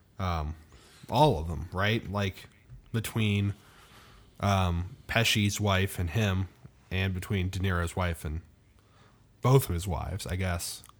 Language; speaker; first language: English; native; English